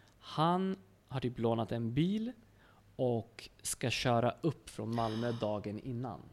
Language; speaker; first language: Swedish; early bilingual, other home language; Kurdish